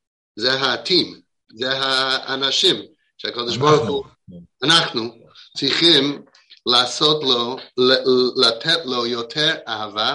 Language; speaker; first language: Hebrew; non-native, fluent; English